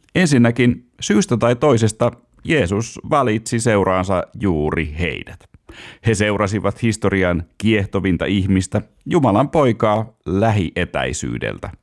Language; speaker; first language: Finnish; native; Finnish